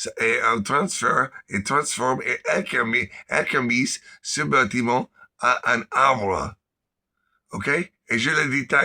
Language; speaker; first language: French; non-native, learner; English